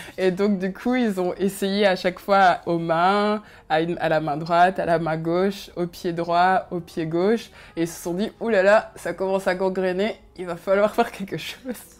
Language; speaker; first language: French; early bilingual, other home language; Kinyarwanda